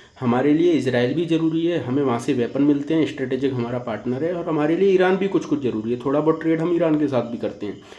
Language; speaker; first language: Hindi; native; Hindi